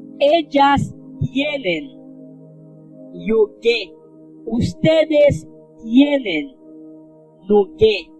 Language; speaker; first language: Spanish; non-native, fluent; Haitian Creole